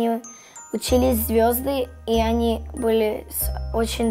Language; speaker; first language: Russian; early bilingual, heritage; Russian